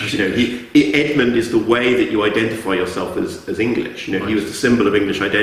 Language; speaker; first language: English; native; English